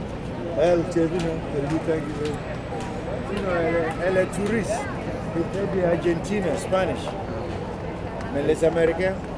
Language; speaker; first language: French; non-native, learner; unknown